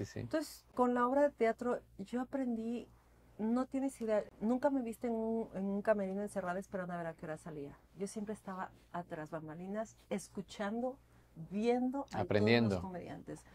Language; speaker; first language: Spanish; native; Spanish